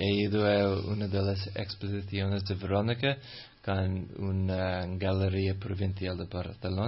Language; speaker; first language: Spanish; non-native, fluent; English